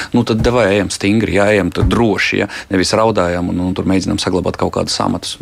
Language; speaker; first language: Latvian; non-native, local second language; Russian